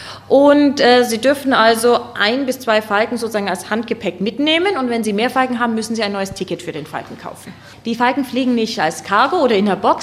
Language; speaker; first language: German; native; German